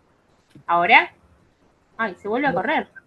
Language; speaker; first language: Spanish; native; Spanish